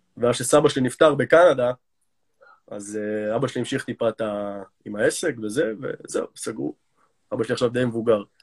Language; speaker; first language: Hebrew; native; Hebrew